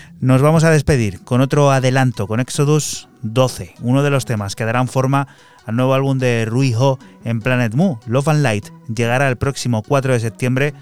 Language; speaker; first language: Spanish; native; Spanish